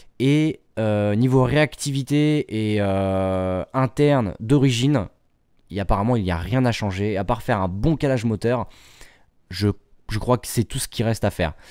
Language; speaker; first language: French; native; French